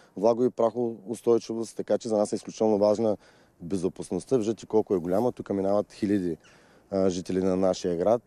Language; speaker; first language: Bulgarian; native; Bulgarian